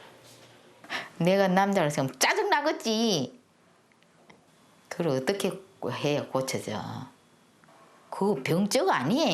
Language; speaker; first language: Korean; native; Korean